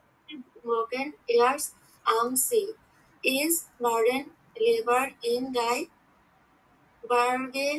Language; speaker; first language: German; non-native, learner; Bangla